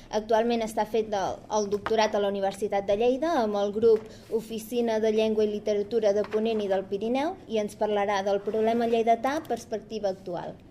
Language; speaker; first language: Catalan; native; Catalan